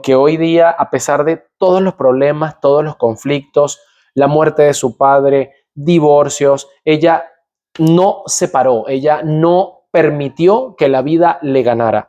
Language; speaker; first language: Spanish; native; Spanish